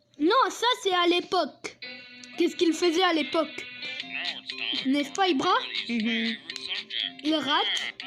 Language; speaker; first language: French; native; French